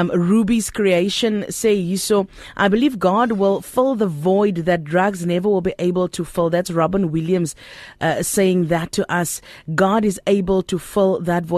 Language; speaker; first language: English; non-native, local second language; Afrikaans